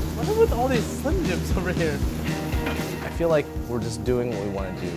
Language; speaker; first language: English; native; English